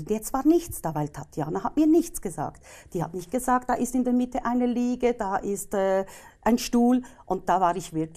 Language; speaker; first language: German; native; German